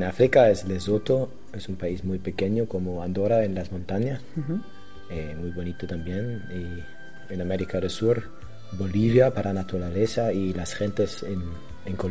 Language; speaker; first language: Spanish; non-native, learner; German